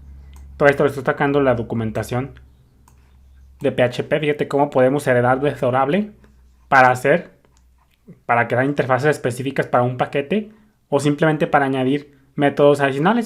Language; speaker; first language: Spanish; native; Spanish